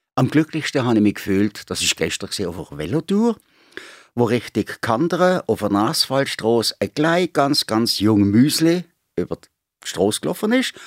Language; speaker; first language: German; native; German